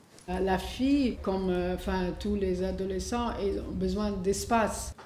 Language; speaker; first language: French; non-native, fluent; Portuguese